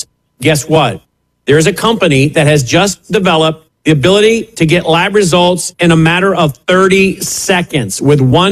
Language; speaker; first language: English; native; English